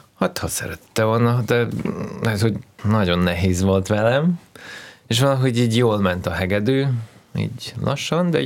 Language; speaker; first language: Hungarian; non-native, learner; Russian